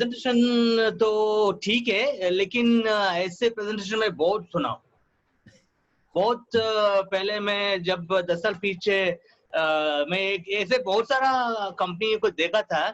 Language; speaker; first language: Hindi; non-native, local second language; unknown